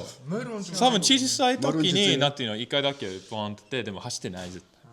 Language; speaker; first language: Japanese; non-native, learner; English